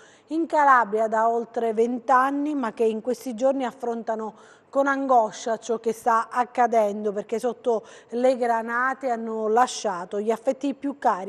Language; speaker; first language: Italian; native; Italian